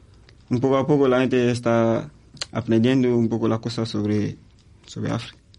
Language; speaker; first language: Spanish; non-native, fluent; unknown